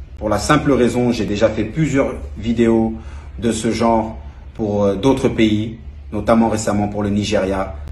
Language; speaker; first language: French; native; French